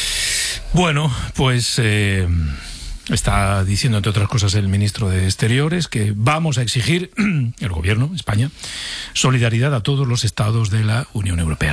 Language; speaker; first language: Spanish; native; Spanish